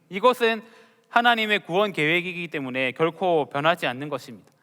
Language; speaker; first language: Korean; native; Korean